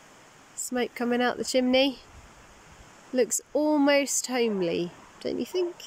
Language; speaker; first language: English; native; English